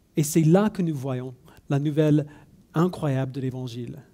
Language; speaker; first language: French; non-native, fluent; English